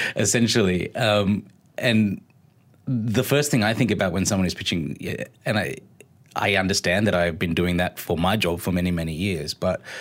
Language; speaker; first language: English; native; English